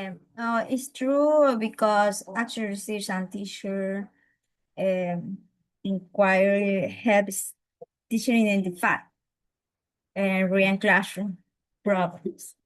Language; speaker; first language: English; non-native, learner; Spanish